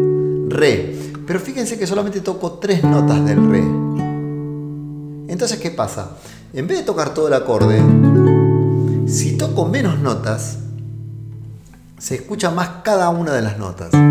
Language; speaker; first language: Spanish; native; Spanish